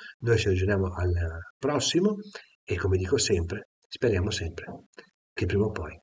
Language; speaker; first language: Italian; native; Italian